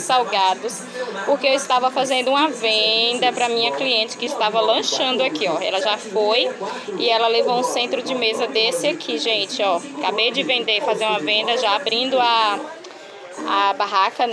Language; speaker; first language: Portuguese; native; Portuguese